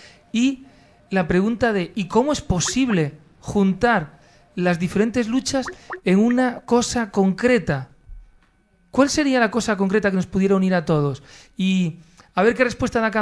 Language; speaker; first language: Spanish; native; Spanish